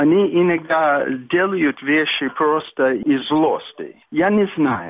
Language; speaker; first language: Russian; non-native, fluent; English